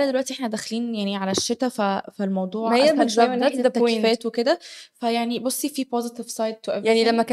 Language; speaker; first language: Arabic; native; Arabic